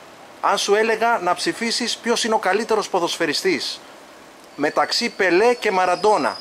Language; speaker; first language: Greek; native; Greek